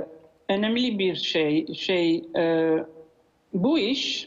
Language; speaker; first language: Turkish; non-native, learner; Italian